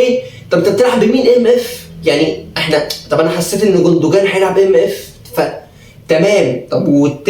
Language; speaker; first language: Arabic; native; Arabic